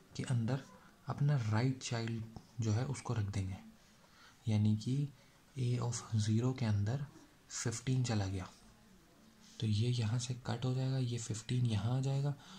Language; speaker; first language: Hindi; native; Hindi